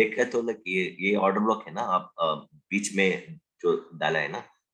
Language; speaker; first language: Hindi; non-native, local second language; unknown